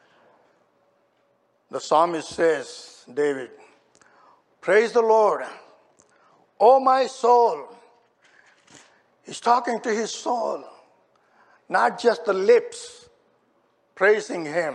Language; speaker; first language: English; non-native, local second language; Telugu